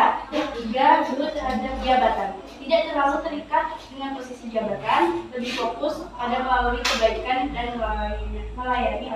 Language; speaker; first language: Indonesian; native; Indonesian